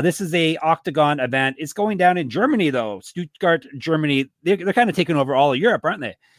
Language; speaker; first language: English; native; English